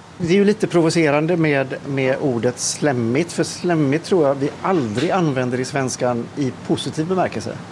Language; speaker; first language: Swedish; native; Swedish